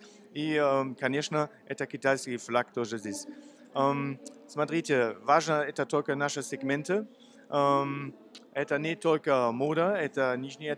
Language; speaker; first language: Russian; non-native, learner; German